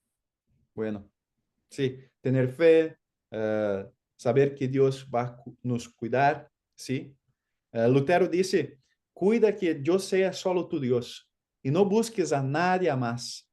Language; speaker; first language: Spanish; non-native, fluent; Portuguese